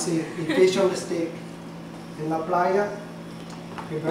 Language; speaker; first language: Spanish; early bilingual, heritage; English